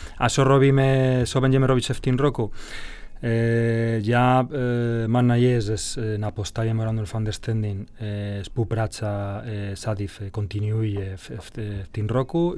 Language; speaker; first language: Polish; non-native, fluent; Spanish